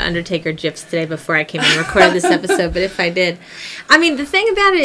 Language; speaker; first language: English; native; English